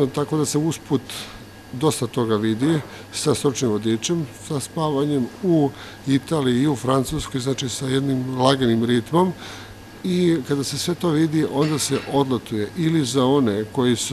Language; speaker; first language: Croatian; native; Croatian